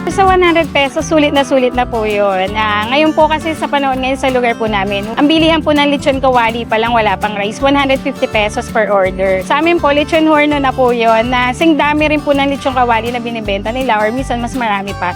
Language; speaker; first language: Filipino; native; Filipino